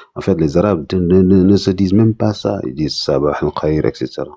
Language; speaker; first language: French; non-native, local second language; Wolof